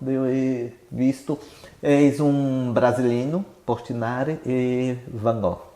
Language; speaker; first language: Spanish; non-native, learner; Portuguese